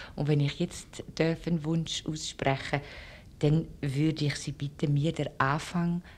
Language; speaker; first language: German; early bilingual, other home language; French